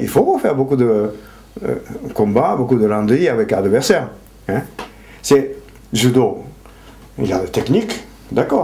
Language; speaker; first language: French; non-native, fluent; Japanese